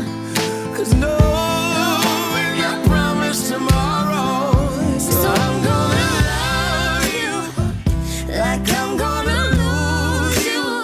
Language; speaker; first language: English; non-native, learner; Indonesian